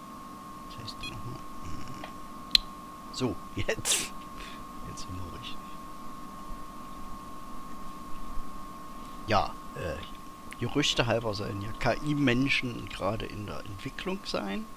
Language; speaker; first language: German; native; German